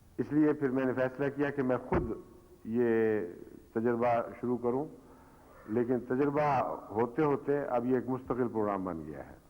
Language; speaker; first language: Urdu; native; Urdu